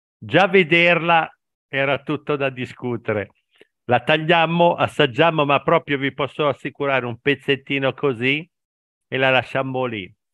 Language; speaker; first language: Italian; native; Italian